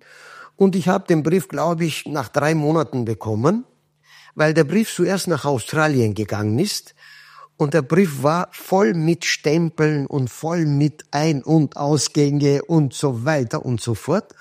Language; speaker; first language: German; non-native, fluent; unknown